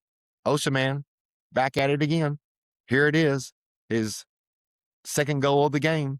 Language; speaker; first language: English; native; English